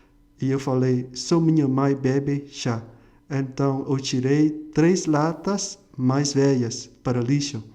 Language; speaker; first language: Portuguese; non-native, fluent; Vietnamese